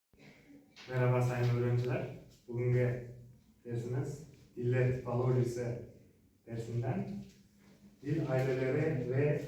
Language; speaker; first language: Turkish; non-native, learner; Uzbek